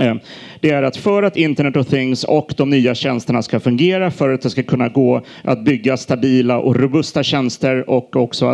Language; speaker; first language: Swedish; native; Swedish